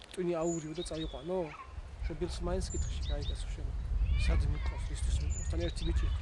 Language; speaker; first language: Georgian; non-native, local second language; Chechen